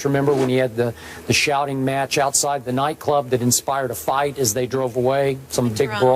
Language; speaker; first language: English; native; English